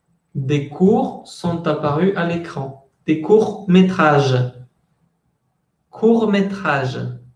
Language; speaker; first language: French; non-native, fluent; Spanish